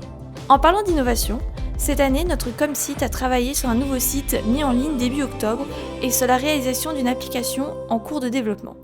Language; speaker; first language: French; native; French